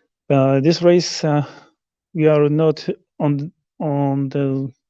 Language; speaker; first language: English; non-native, learner; Polish